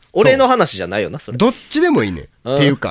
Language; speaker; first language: Japanese; native; Japanese